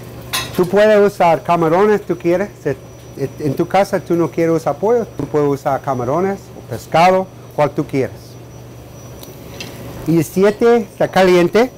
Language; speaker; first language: Spanish; non-native, learner; English